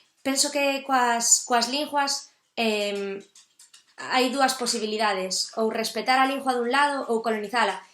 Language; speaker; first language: Galician; native; Galician